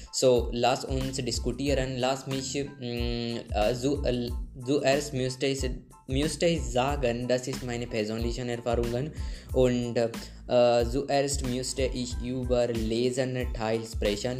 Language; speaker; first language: German; non-native, learner; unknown